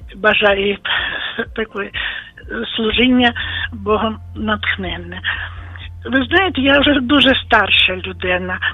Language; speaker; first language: Ukrainian; native; Ukrainian